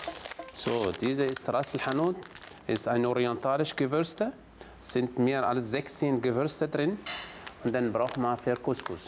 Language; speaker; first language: German; non-native, learner; Arabic